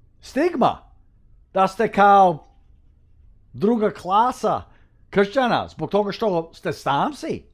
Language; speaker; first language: Croatian; early bilingual, heritage; Croatian